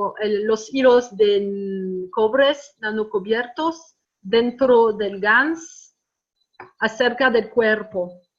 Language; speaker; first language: Spanish; non-native, fluent; French